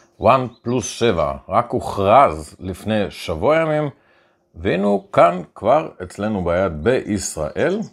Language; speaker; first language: Hebrew; native; Hebrew